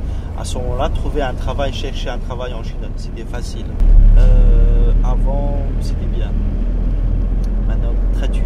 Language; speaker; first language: French; non-native, fluent; Chinese